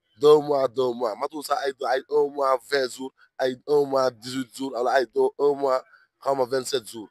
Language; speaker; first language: Wolof; native; Wolof